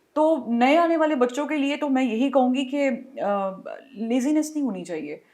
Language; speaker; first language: Urdu; native; Urdu